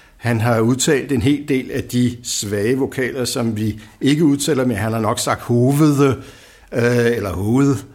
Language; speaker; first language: Danish; native; Danish